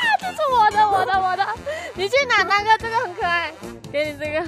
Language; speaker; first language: Chinese; non-native, learner; Thai